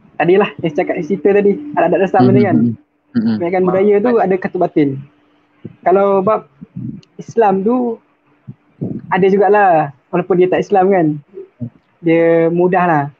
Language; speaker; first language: Malay; non-native, local second language; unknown